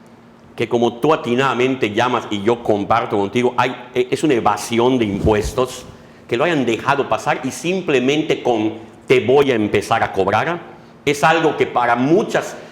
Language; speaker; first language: Spanish; native; Spanish